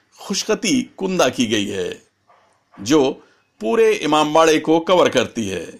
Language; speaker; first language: Urdu; native; Urdu